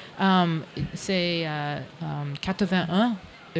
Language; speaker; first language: French; non-native, learner; English